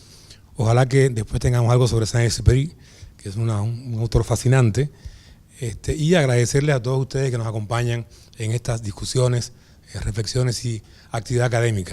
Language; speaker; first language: Spanish; native; Spanish